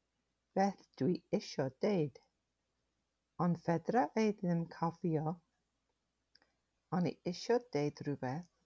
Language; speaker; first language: Welsh; non-native, learner; English